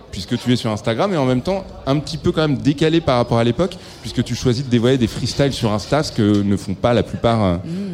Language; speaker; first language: French; native; French